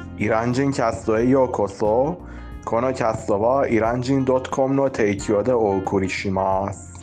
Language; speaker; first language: Japanese; non-native, fluent; Persian